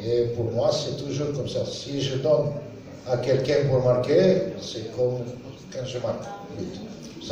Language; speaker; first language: French; non-native, learner; Serbian